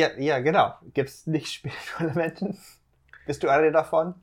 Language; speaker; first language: German; non-native, fluent; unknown